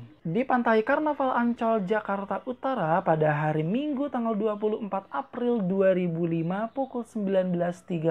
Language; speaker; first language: Indonesian; native; Indonesian